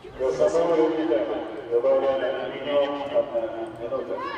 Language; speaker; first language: Russian; native; Russian